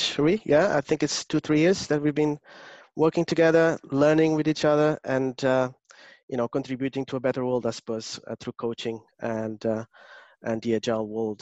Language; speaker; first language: English; non-native, fluent; Portuguese